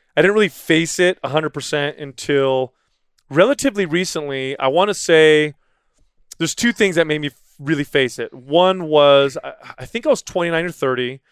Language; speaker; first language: English; native; English